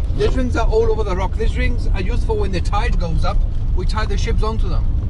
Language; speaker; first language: English; non-native, local second language; Spanish